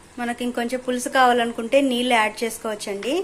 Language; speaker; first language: Telugu; native; Telugu